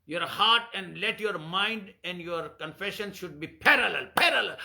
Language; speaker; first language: English; non-native, local second language; Hindi